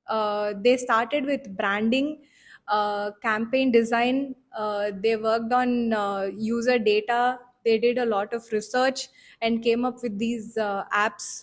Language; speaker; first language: English; non-native, local second language; Telugu